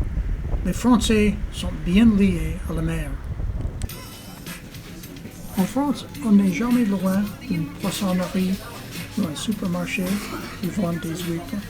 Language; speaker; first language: French; non-native, fluent; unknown